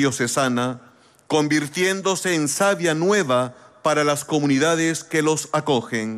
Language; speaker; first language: Spanish; native; Spanish